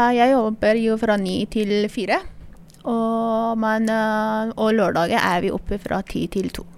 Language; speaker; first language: Norwegian; non-native, fluent; Persian